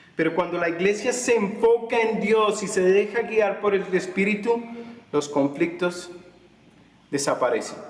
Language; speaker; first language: Spanish; native; Spanish